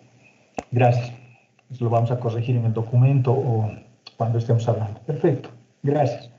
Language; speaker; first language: Spanish; native; Spanish